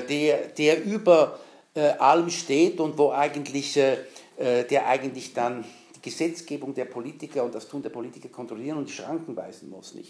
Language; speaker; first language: German; native; German